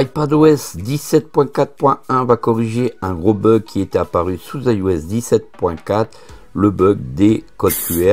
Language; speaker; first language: French; native; French